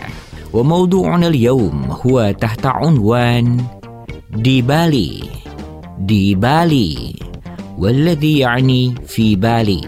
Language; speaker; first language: Arabic; non-native, fluent; Indonesian